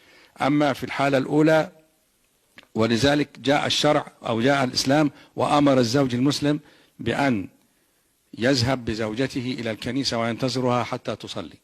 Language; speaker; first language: Arabic; native; Arabic